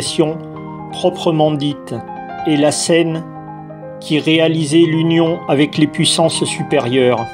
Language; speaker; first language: French; native; French